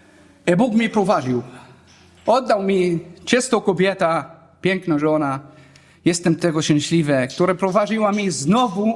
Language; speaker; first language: Polish; non-native, learner; Arabic